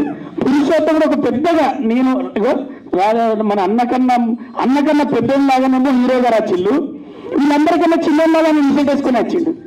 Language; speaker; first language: Telugu; native; Telugu